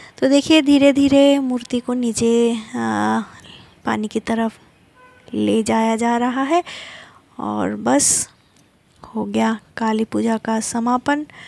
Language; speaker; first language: Hindi; non-native, local second language; Bangla